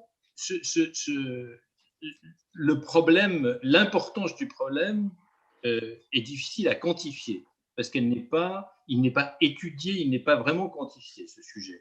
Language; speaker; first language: French; native; French